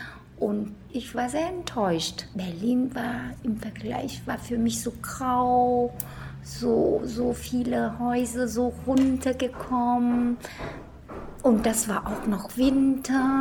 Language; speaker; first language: German; non-native, fluent; Vietnamese